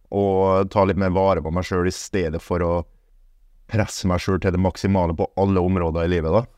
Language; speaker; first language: Norwegian; early bilingual, other home language; German